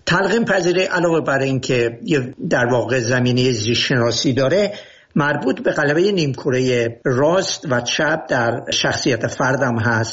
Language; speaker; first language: Persian; native; Persian